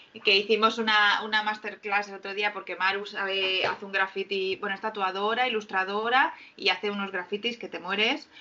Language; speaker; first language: Spanish; native; Spanish